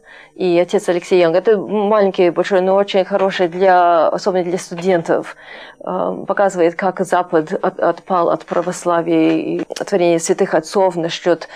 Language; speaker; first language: Russian; non-native, fluent; English